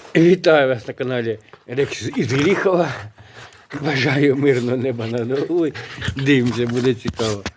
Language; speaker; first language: Ukrainian; native; Ukrainian